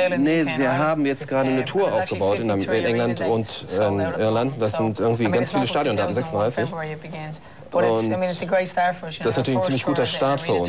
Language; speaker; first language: German; native; German